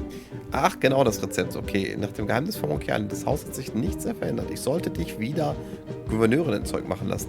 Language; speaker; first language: German; native; German